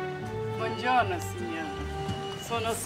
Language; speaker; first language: Italian; non-native, learner; German